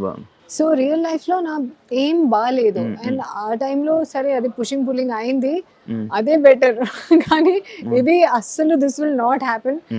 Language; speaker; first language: Telugu; non-native, learner; Hindi